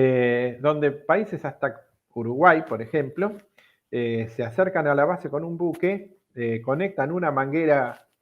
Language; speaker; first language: Spanish; native; Spanish